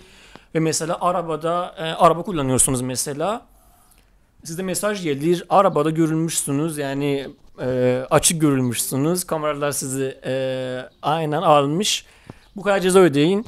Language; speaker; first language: Turkish; non-native, fluent; Persian